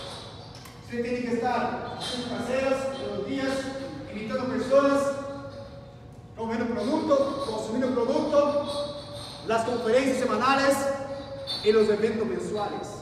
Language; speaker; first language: Spanish; non-native, learner; Portuguese